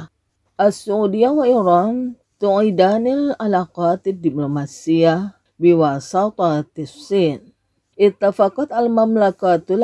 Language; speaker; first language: Arabic; non-native, fluent; Indonesian